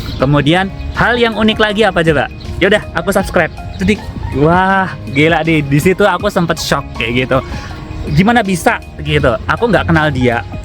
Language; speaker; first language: Indonesian; native; Indonesian